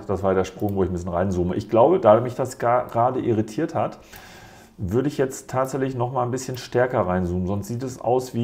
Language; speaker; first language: German; native; German